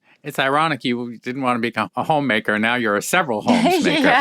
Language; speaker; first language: English; native; English